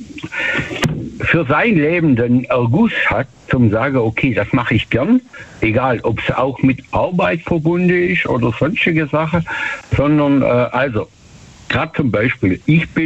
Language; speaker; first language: German; native; German